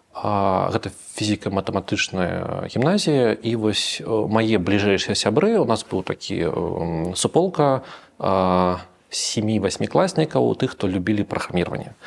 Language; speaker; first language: Belarusian; non-native, local second language; Russian